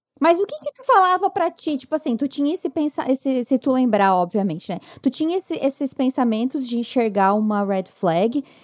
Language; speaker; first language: Portuguese; native; Portuguese